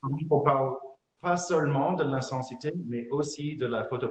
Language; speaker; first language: French; non-native, fluent; English